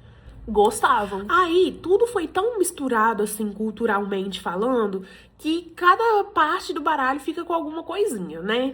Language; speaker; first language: Portuguese; native; Portuguese